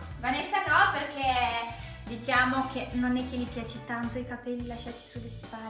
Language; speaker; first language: Italian; native; Italian